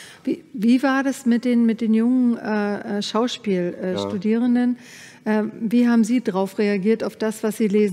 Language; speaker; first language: German; native; German